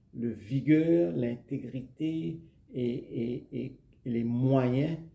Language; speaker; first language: French; non-native, local second language; Morisyen